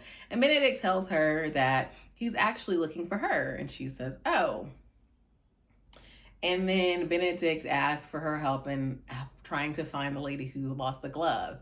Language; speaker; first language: English; native; English